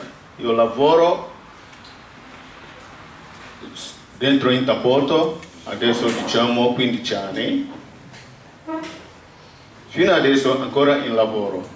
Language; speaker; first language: Italian; non-native, learner; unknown